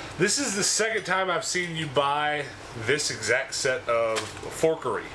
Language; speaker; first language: English; native; English